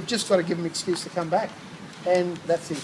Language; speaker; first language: English; native; English